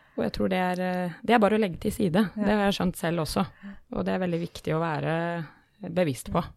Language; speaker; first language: Norwegian; native; Norwegian